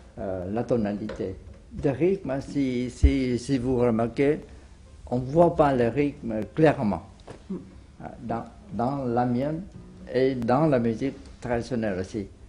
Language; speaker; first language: French; non-native, fluent; Vietnamese